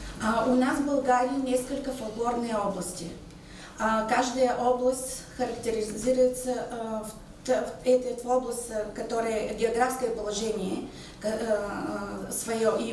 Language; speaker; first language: Russian; non-native, learner; Bulgarian